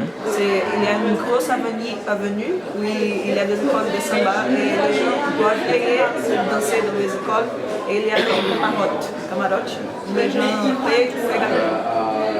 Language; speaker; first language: French; non-native, learner; Portuguese